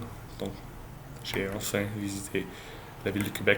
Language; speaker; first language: French; non-native, learner; English